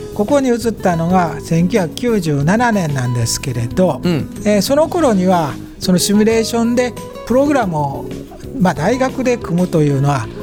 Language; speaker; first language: Japanese; native; Japanese